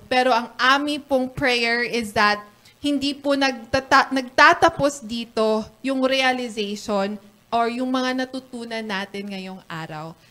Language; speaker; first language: Filipino; non-native, local second language; Cebuano